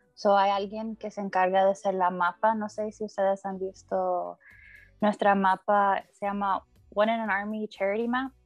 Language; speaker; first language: Spanish; early bilingual, heritage; Spanish